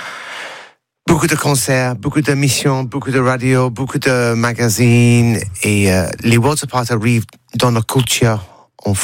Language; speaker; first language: French; non-native, learner; English